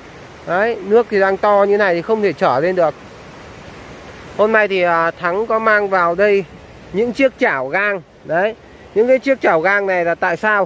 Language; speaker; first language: Vietnamese; native; Vietnamese